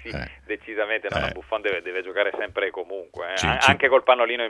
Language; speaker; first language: Italian; native; Italian